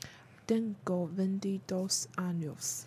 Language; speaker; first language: Spanish; non-native, learner; Chinese